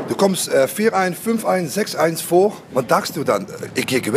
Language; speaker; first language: German; non-native, learner; Dutch